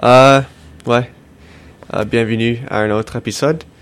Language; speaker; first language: French; non-native, local second language; English